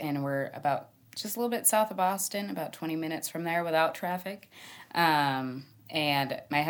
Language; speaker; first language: English; native; English